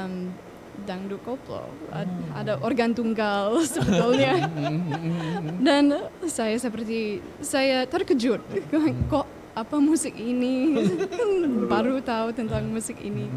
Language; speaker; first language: Indonesian; non-native, fluent; English